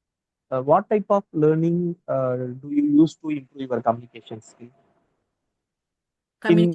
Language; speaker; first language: English; non-native, learner; Tamil